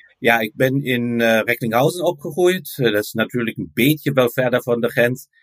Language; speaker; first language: Dutch; non-native, fluent; German